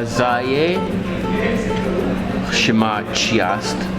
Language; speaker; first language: Persian; non-native, learner; English